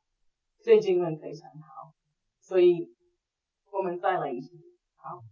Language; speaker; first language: Chinese; non-native, fluent; English